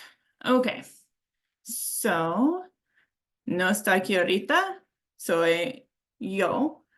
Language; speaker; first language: Spanish; non-native, learner; English